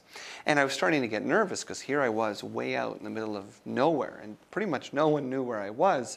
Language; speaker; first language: English; native; English